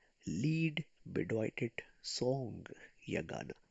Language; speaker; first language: German; non-native, fluent; Urdu